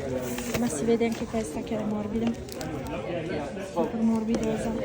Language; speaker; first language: Italian; native; Italian